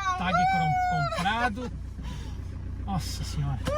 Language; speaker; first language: Portuguese; native; Portuguese